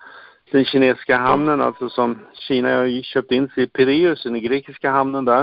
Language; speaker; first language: Swedish; native; Swedish